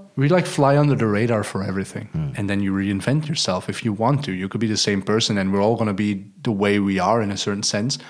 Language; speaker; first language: English; non-native, fluent; Dutch